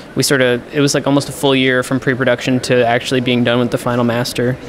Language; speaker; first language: English; native; English